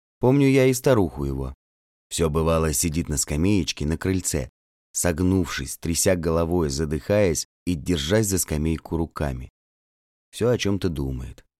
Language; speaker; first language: Russian; native; Russian